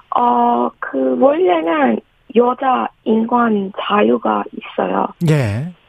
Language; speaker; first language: Korean; non-native, learner; Persian